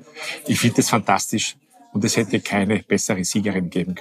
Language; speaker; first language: German; native; German